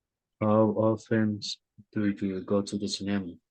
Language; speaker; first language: English; non-native, learner; Spanish